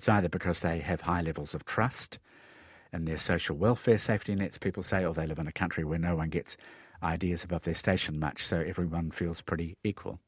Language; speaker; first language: English; native; English